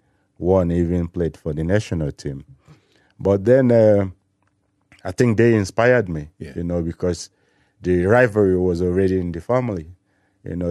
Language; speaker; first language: English; non-native, local second language; Igbo